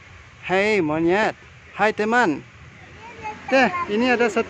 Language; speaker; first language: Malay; non-native, fluent; French